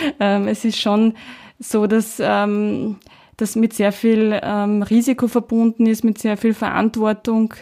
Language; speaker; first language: German; early bilingual, heritage; Czech